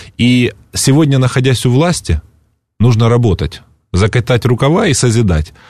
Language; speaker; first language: Russian; native; Russian